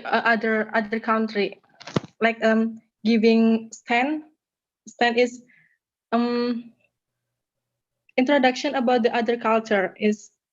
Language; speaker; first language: English; non-native, learner; Indonesian